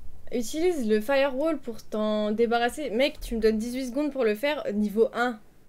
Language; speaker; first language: French; native; French